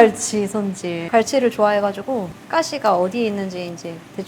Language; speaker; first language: Korean; native; Korean